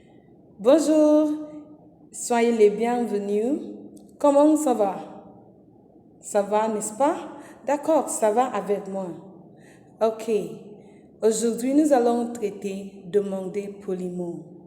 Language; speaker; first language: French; non-native, fluent; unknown